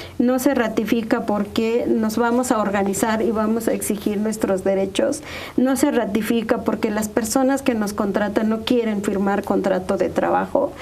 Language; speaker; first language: Spanish; non-native, local second language; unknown